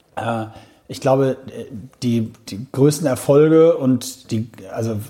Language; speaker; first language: German; native; German